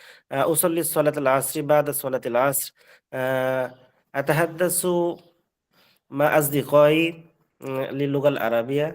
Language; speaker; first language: Arabic; non-native, learner; Bangla